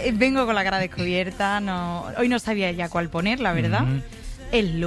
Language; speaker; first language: Spanish; native; Spanish